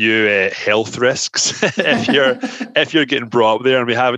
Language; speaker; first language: English; native; English